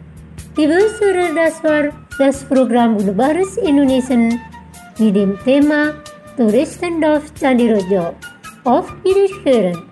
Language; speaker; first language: German; non-native, fluent; Indonesian